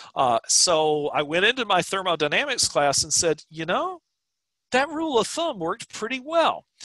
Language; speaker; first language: English; native; English